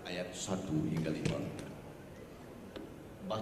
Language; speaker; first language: Malay; native; Malay